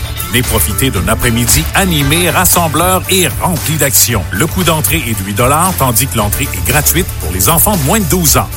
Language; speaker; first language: French; native; French